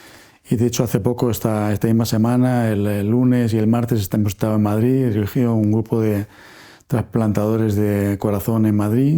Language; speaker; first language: Spanish; native; Spanish